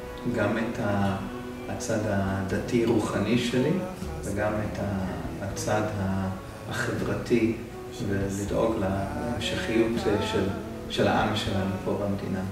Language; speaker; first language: Hebrew; non-native, fluent; English